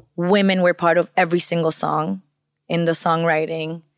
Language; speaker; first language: English; non-native, fluent; Spanish